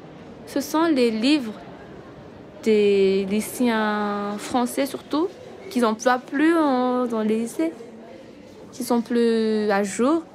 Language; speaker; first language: French; non-native, local second language; Malagasy